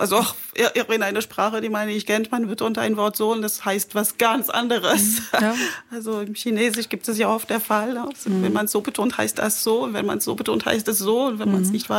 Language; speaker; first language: German; non-native, fluent; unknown